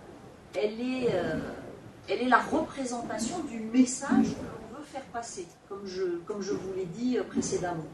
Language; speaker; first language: French; native; French